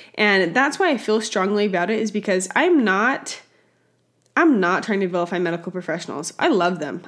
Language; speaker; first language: English; native; English